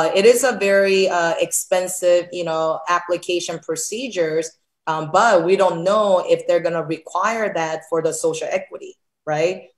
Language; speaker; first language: English; early bilingual, other home language; Korean